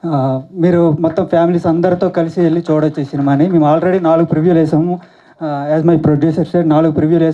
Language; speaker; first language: Telugu; native; Telugu